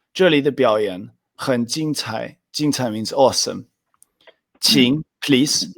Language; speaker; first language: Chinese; non-native, fluent; Swedish